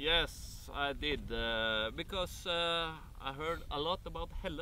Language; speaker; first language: English; non-native, fluent; Norwegian